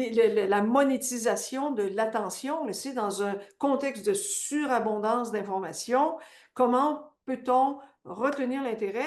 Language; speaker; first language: French; native; French